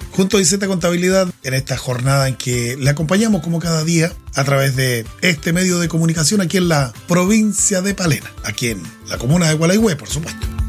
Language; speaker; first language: Spanish; native; Spanish